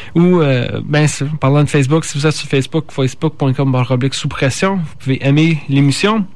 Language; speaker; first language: French; native; French